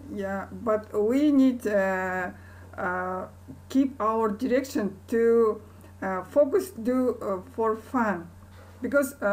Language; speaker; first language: English; non-native, learner; Kazakh